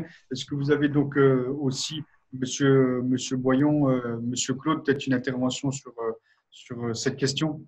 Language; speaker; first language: French; native; French